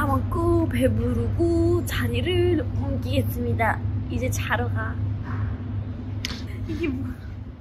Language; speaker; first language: Korean; native; Korean